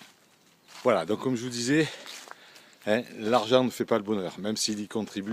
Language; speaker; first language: French; native; French